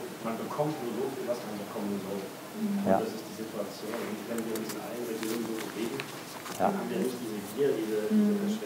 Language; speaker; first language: German; native; German